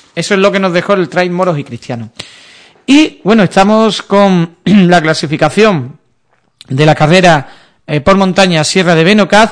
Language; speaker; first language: Spanish; native; Spanish